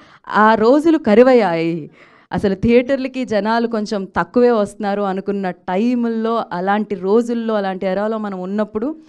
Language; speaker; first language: Telugu; native; Telugu